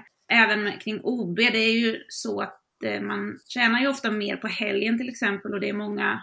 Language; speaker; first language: Swedish; native; Swedish